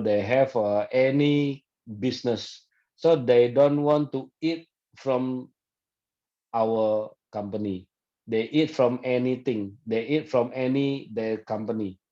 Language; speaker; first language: English; non-native, fluent; Indonesian